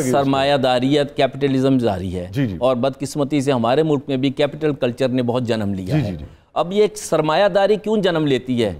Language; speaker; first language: Urdu; native; Urdu